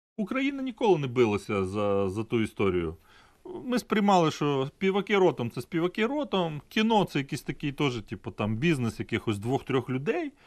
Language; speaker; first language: Ukrainian; native; Ukrainian